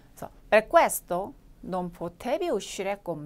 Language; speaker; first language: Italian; non-native, fluent; Korean